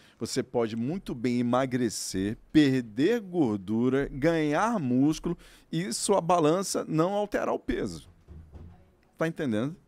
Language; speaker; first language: Portuguese; native; Portuguese